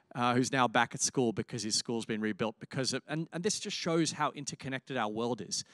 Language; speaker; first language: English; native; English